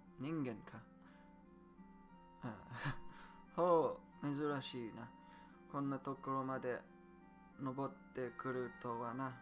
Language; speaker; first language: Japanese; non-native, learner; English